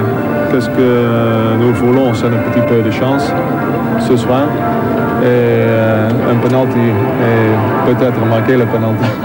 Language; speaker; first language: French; non-native, learner; Dutch